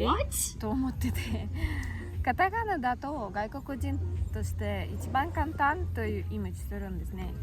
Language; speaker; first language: Japanese; non-native, learner; Russian